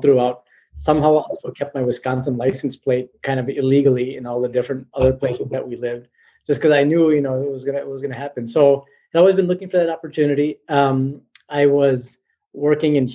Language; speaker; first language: English; native; English